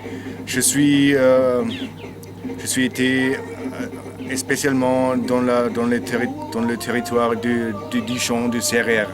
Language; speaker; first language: French; non-native, learner; German